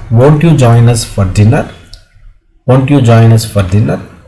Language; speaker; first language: English; non-native, local second language; Telugu